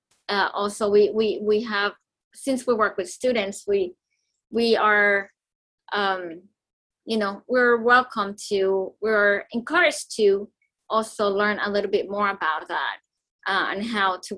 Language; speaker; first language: English; non-native, fluent; Spanish